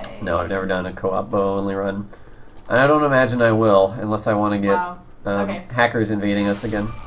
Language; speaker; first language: English; native; English